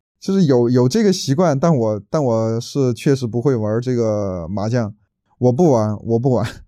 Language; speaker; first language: Chinese; native; Chinese